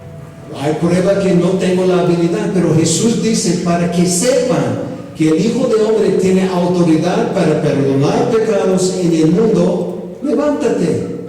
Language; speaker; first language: Spanish; non-native, fluent; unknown